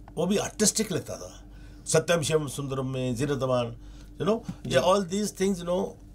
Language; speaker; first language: Hindi; native; Hindi